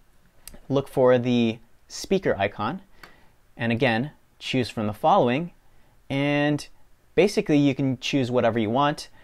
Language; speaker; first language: English; native; English